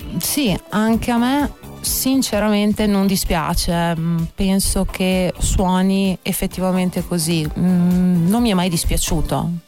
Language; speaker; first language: Italian; native; Italian